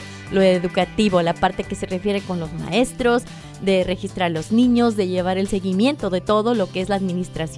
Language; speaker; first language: Spanish; native; Spanish